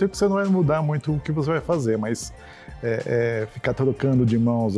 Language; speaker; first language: Portuguese; native; Portuguese